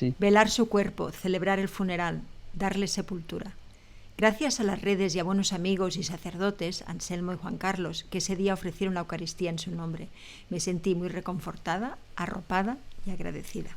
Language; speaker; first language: Spanish; native; Spanish